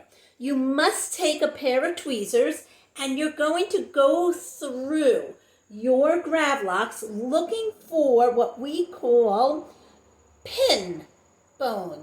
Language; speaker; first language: English; native; English